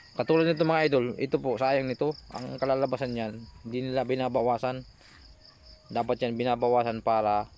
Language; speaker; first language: Filipino; non-native, local second language; Bikol